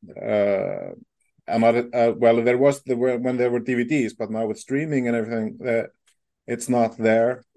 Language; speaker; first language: English; non-native, fluent; Icelandic